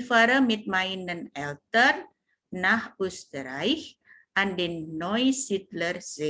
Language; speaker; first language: German; non-native, fluent; Indonesian